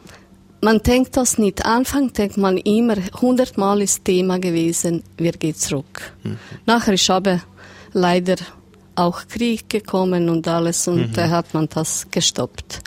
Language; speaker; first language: German; non-native, learner; Serbian